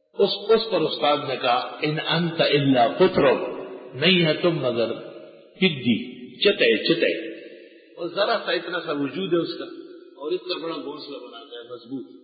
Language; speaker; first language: Urdu; non-native, local second language; Pashto